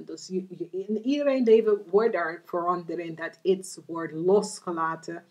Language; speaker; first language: Dutch; non-native, learner; English